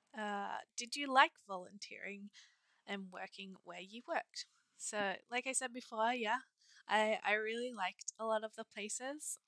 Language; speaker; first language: English; native; English